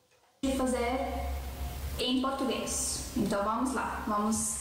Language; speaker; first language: Portuguese; non-native, fluent; Estonian